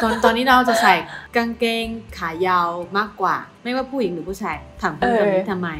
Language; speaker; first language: Thai; non-native, fluent; Chinese